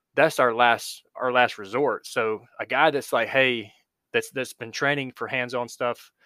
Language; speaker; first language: English; native; English